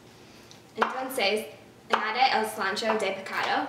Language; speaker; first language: Spanish; non-native, learner; English